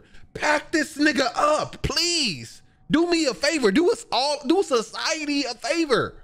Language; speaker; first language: English; native; English